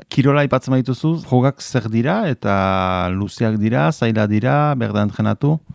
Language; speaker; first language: Basque; native; Basque